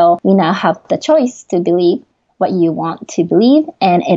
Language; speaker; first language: English; non-native, fluent; Japanese